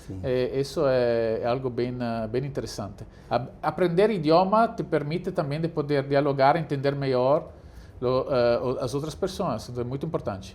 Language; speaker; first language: Portuguese; non-native, fluent; Italian